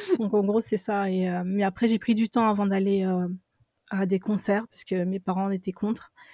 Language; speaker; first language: French; early bilingual, other home language; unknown